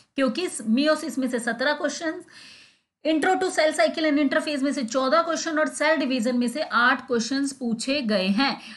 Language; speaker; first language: Hindi; native; Hindi